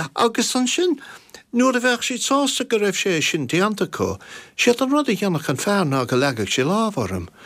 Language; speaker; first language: Irish; native; Irish